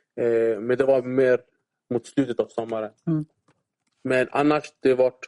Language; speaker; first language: Swedish; early bilingual, other home language; Arabic